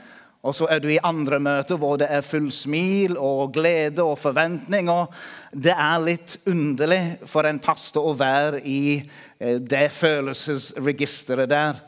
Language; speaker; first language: Norwegian; non-native, fluent; English